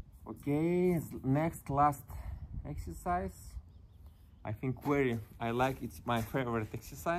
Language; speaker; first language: English; non-native, learner; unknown